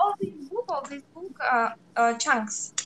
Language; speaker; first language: English; non-native, learner; Russian